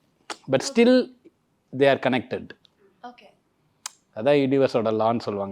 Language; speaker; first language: Tamil; native; Tamil